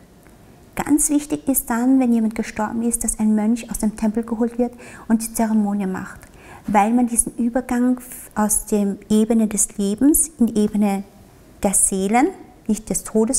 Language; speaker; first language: German; early bilingual, other home language; Vietnamese